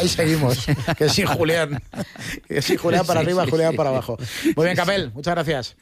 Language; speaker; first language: Spanish; native; Spanish